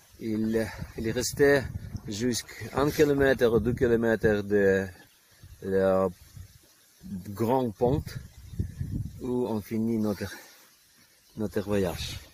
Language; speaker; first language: French; non-native, learner; Ukrainian